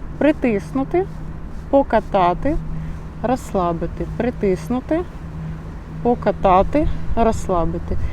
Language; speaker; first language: Ukrainian; non-native, local second language; Russian